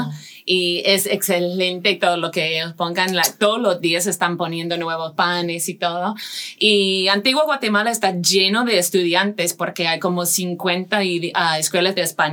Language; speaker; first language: Spanish; non-native, fluent; English